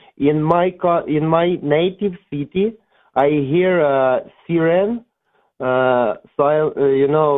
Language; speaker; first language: English; non-native, learner; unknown